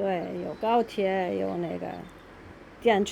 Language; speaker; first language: Chinese; non-native, learner; German